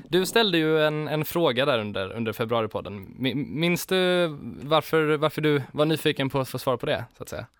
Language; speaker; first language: Swedish; native; Swedish